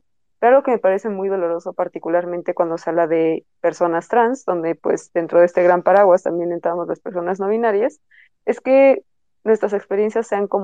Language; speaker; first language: Spanish; native; Spanish